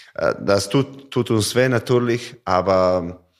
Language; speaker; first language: German; non-native, fluent; Serbian